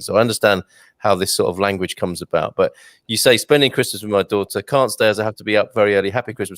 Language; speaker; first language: English; native; English